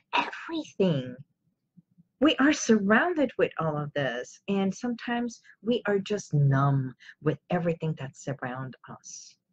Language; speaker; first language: English; non-native, fluent; Armenian